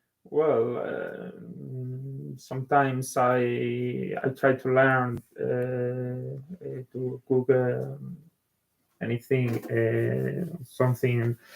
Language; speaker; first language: English; non-native, learner; Spanish